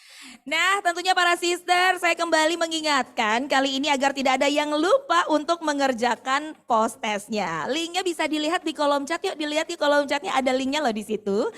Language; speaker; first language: Indonesian; native; Indonesian